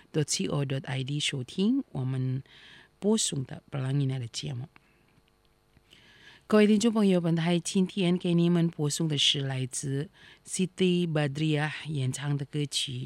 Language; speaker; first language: Chinese; non-native, fluent; Indonesian